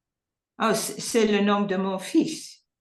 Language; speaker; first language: French; non-native, learner; English